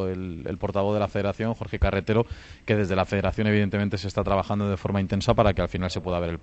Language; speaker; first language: Spanish; native; Spanish